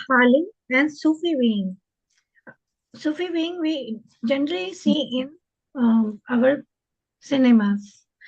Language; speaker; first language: English; non-native, local second language; Hindi